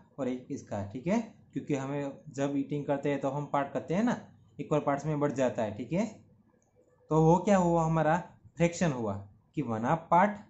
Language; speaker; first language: Hindi; non-native, local second language; Gujarati